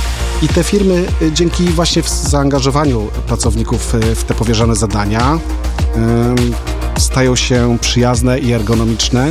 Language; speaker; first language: Polish; native; Polish